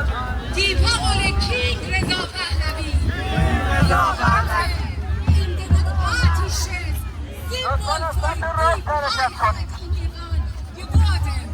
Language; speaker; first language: German; non-native, fluent; Persian